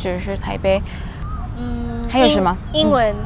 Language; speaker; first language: Chinese; non-native, learner; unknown